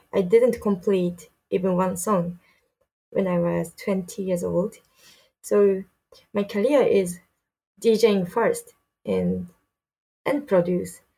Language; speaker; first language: English; non-native, learner; Japanese